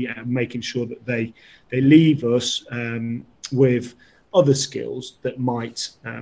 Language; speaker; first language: English; native; English